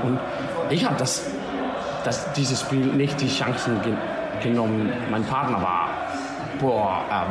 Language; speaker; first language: German; non-native, learner; Danish